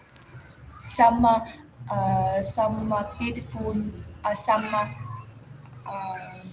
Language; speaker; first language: English; non-native, learner; Vietnamese